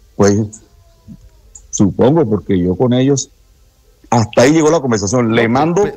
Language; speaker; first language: Spanish; native; Spanish